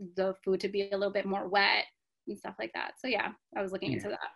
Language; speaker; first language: English; native; English